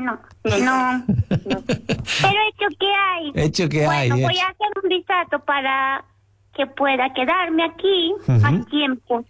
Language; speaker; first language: Spanish; non-native, learner; Japanese